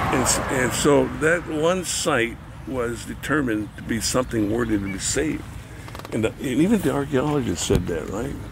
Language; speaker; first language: English; native; English